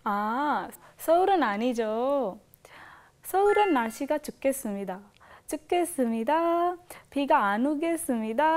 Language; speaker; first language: Korean; non-native, fluent; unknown